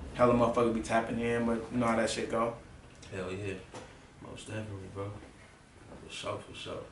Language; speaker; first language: English; native; English